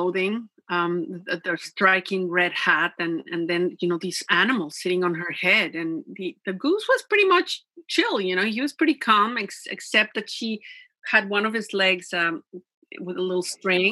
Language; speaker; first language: English; non-native, fluent; Spanish